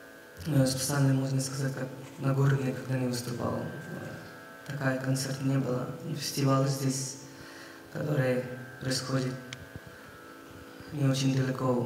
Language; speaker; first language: Russian; non-native, learner; Hindi